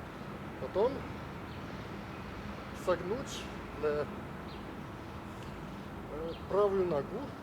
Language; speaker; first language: Russian; non-native, learner; Chinese